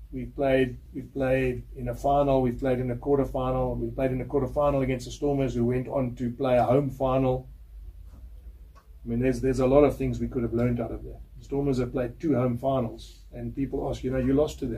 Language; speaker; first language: English; native; English